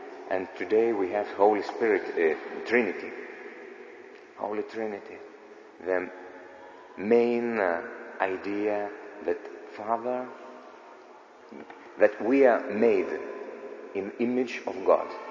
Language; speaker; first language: English; non-native, learner; Lithuanian